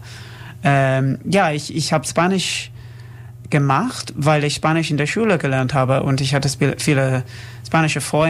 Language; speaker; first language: German; non-native, learner; English